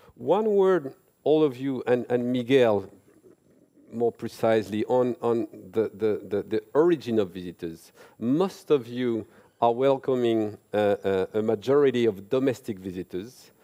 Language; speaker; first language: English; non-native, fluent; French